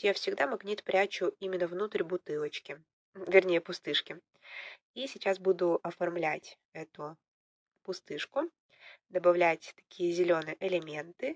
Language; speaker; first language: Russian; native; Russian